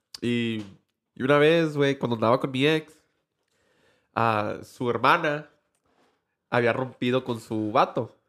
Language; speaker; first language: Spanish; early bilingual, heritage; Spanish